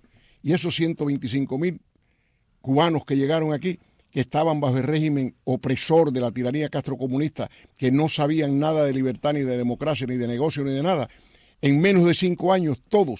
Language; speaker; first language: Spanish; native; Spanish